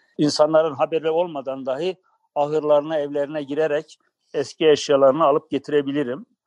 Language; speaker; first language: Turkish; native; Turkish